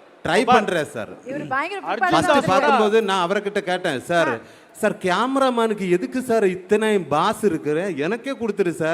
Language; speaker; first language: Tamil; non-native, learner; Malayalam